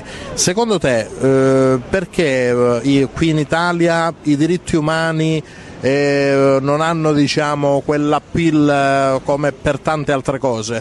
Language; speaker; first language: Italian; native; Italian